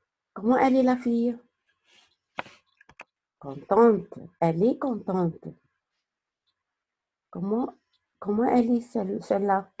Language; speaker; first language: French; non-native, fluent; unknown